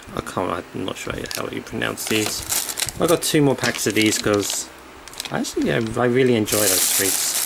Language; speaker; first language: English; native; English